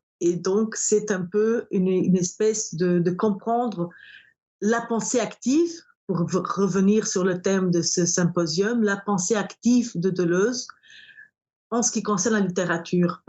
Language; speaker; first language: French; non-native, fluent; Portuguese